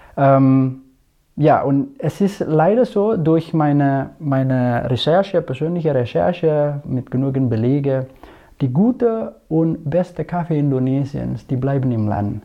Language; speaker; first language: German; non-native, fluent; Indonesian